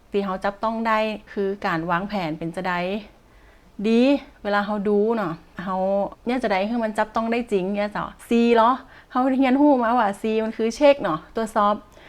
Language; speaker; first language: Thai; native; Thai